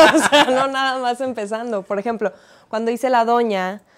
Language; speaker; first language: Spanish; native; Spanish